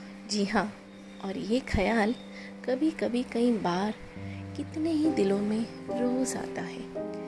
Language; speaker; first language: Hindi; native; Hindi